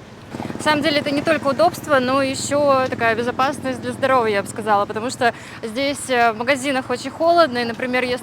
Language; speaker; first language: Russian; native; Russian